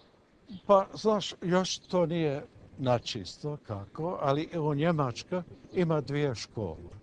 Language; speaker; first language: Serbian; early bilingual, heritage; English